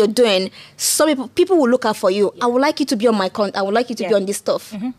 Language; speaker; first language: English; non-native, local second language; Igbo